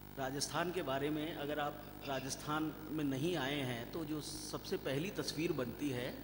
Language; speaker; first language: Hindi; native; Hindi